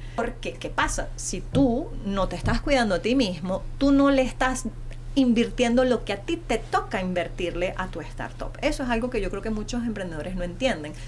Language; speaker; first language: Spanish; early bilingual, heritage; Spanish